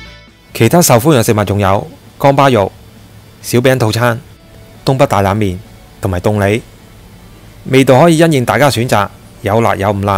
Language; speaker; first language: Chinese; non-native, local second language; Cantonese